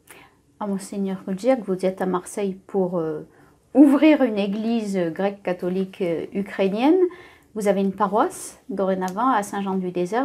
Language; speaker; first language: French; native; French